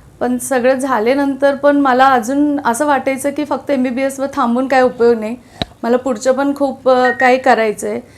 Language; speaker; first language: Marathi; non-native, local second language; Telugu